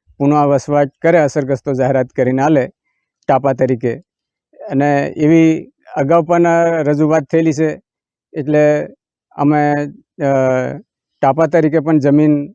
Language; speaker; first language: Gujarati; non-native, local second language; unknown